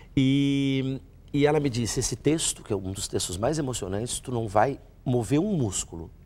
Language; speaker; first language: Portuguese; native; Portuguese